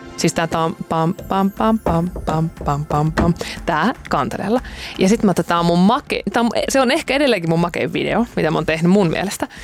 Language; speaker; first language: Finnish; native; Finnish